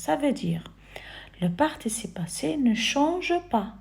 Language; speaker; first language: French; non-native, fluent; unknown